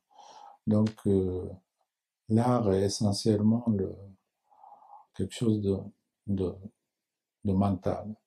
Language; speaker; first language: French; non-native, learner; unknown